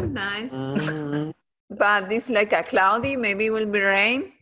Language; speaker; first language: English; non-native, learner; Spanish